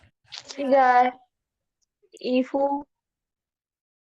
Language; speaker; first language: Chinese; non-native, learner; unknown